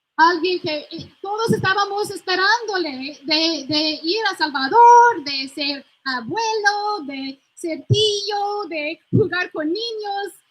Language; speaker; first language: Spanish; non-native, fluent; English